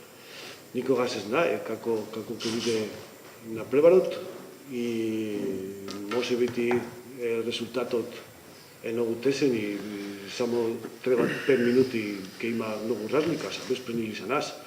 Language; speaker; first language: Macedonian; non-native, learner; Spanish